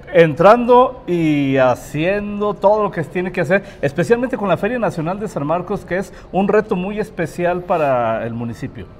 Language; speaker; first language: Spanish; native; Spanish